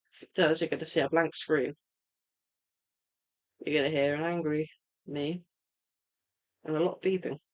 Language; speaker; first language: English; native; English